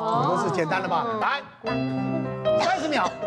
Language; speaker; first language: Chinese; native; Chinese